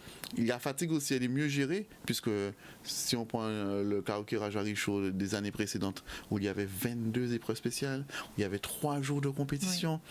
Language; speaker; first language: French; native; French